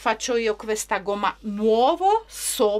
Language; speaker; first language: Italian; non-native, learner; Czech